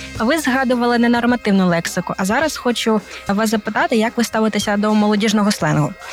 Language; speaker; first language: Ukrainian; native; Ukrainian